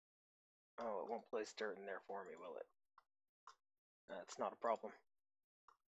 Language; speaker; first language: English; native; English